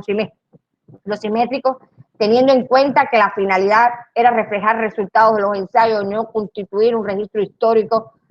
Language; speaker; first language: Spanish; native; Spanish